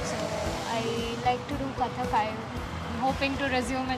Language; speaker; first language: English; non-native, local second language; Gujarati